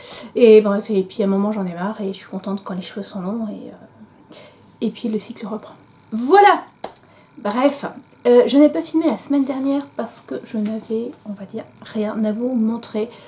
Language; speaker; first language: French; native; French